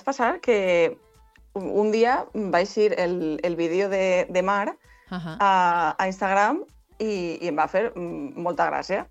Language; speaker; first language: Catalan; non-native, local second language; Spanish